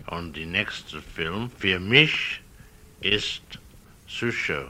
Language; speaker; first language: German; non-native, learner; English